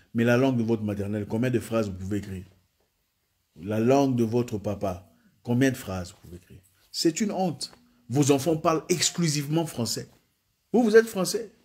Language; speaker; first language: French; non-native, local second language; Swahili